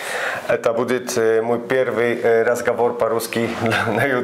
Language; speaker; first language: Russian; non-native, learner; Polish